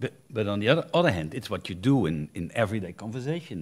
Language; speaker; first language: English; non-native, fluent; Dutch